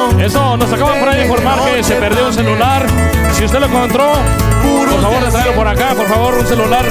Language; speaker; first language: Spanish; native; Spanish